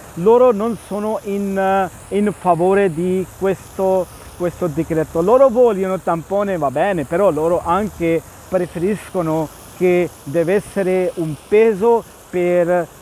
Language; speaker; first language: Italian; non-native, fluent; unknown